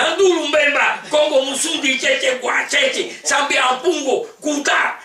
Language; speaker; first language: French; non-native, local second language; Kongo